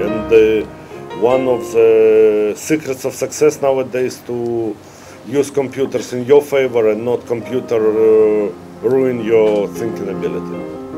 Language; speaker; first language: English; non-native, fluent; Russian